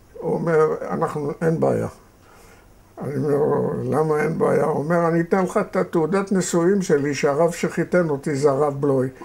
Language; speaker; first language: Hebrew; native; Hebrew